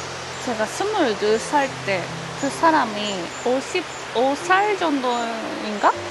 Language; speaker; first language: Korean; non-native, fluent; Japanese